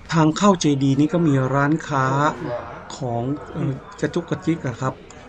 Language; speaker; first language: Thai; native; Thai